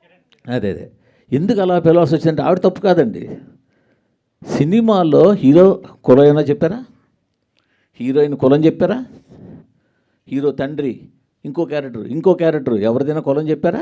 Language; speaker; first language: Telugu; native; Telugu